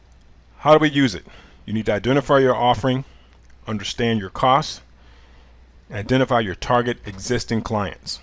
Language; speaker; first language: English; native; English